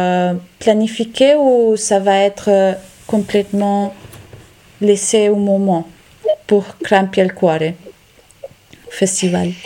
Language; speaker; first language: French; non-native, local second language; Italian